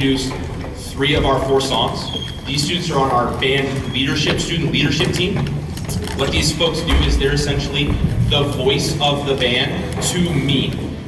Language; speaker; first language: English; native; English